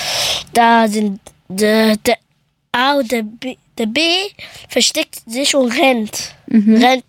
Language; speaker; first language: German; early bilingual, other home language; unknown